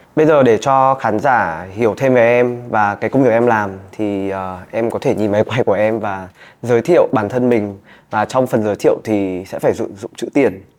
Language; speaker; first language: Vietnamese; native; Vietnamese